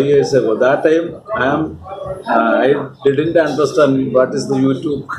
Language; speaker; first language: English; non-native, local second language; Malayalam